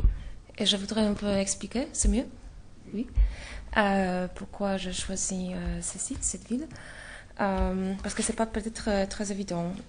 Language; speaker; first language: French; non-native, fluent; Polish